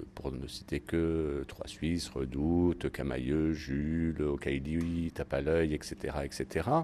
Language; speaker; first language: French; native; French